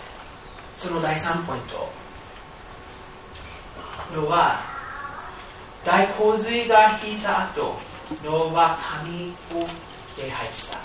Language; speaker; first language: Japanese; non-native, fluent; English